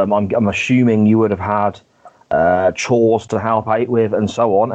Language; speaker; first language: English; native; English